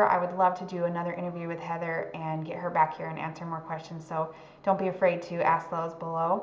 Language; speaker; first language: English; native; English